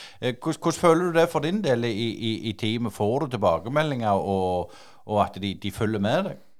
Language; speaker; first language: Norwegian; native; Norwegian